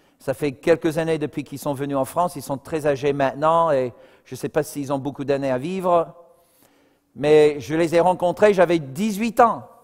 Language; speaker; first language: French; non-native, fluent; English